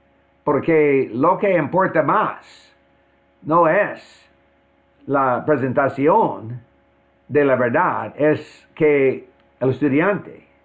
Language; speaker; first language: Spanish; non-native, fluent; English